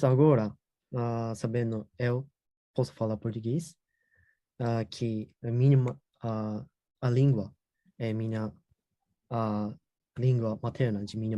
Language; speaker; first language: Portuguese; non-native, learner; Japanese